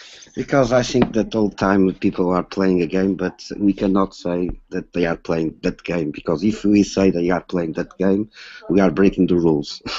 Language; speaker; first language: English; non-native, learner; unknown